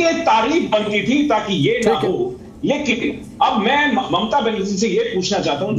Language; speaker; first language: Hindi; native; Hindi